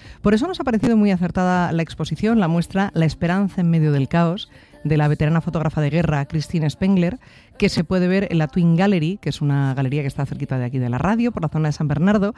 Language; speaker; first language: Spanish; native; Spanish